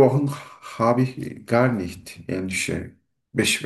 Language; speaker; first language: German; non-native, learner; Turkish